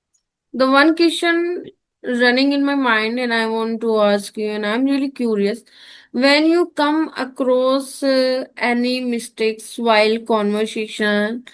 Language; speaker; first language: English; non-native, learner; Hindi